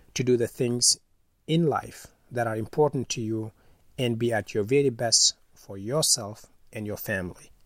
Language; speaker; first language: English; non-native, fluent; Wolof